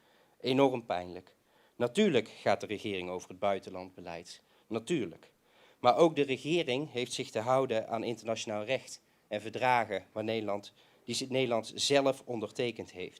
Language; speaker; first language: Dutch; native; Dutch